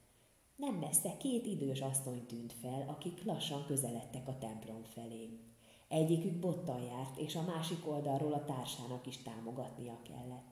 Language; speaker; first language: Hungarian; native; Hungarian